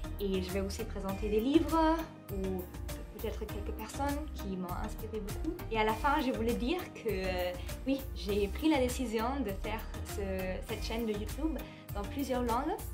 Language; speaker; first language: French; non-native, fluent; German